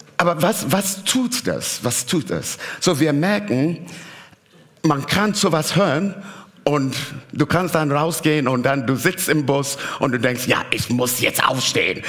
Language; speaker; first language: German; non-native, fluent; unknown